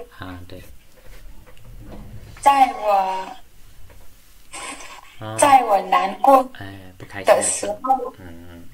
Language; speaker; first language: Chinese; non-native, learner; Vietnamese